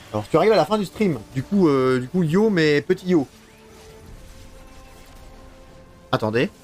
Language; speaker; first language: French; native; French